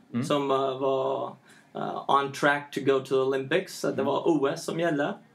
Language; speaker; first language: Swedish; early bilingual, heritage; Swedish